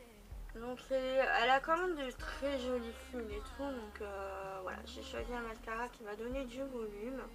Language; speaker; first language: French; native; French